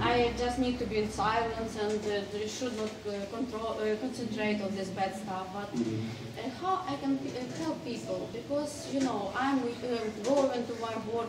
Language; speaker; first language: English; non-native, learner; Russian